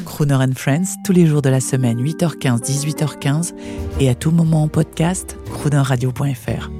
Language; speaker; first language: French; native; French